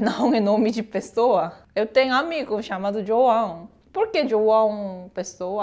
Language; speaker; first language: Portuguese; non-native, learner; Korean